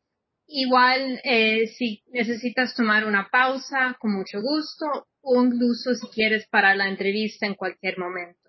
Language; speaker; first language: Spanish; non-native, fluent; English